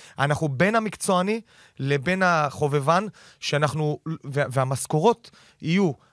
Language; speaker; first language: Hebrew; native; Hebrew